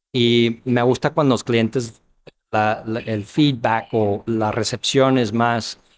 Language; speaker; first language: Spanish; non-native, fluent; English